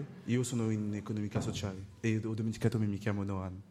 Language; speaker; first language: Italian; non-native, learner; French